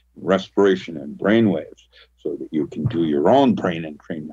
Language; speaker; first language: English; early bilingual, other home language; Filipino